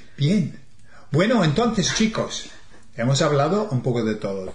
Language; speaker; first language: Spanish; non-native, fluent; English